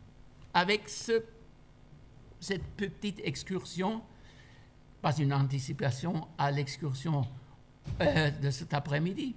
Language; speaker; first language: French; non-native, fluent; German